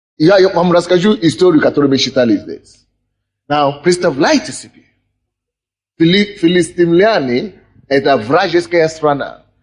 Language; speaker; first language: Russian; non-native, fluent; Yoruba